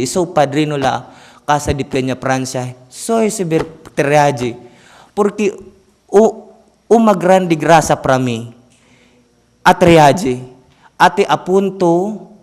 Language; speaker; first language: Portuguese; non-native, learner; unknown